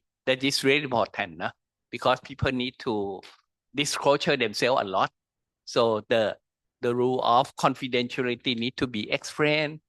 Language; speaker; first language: English; non-native, learner; Thai